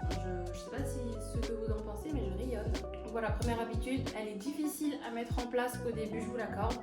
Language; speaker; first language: French; native; French